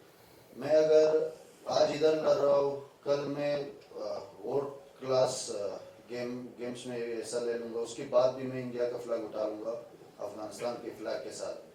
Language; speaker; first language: Hindi; non-native, fluent; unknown